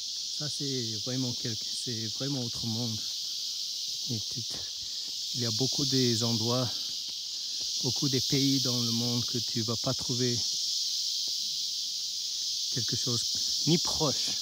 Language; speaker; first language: French; non-native, learner; Chinese